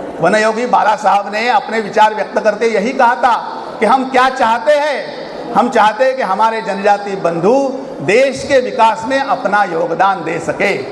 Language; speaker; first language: Hindi; non-native, local second language; Marathi